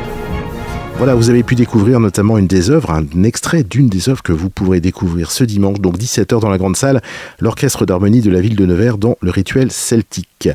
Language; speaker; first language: French; native; French